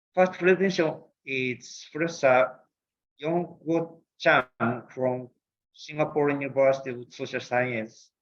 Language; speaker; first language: English; non-native, learner; Japanese